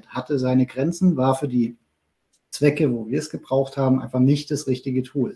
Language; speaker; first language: German; native; German